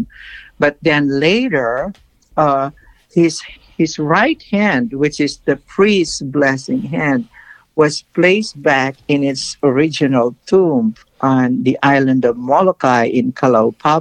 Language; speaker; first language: English; non-native, local second language; Filipino